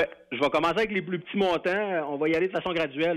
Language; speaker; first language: French; native; French